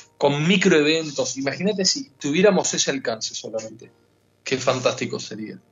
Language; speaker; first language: Spanish; native; Spanish